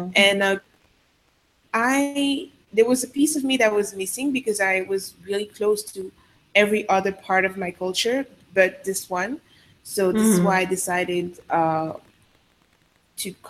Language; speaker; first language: English; non-native, fluent; Sango